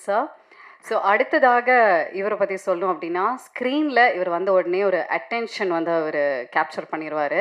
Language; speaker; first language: Tamil; native; Tamil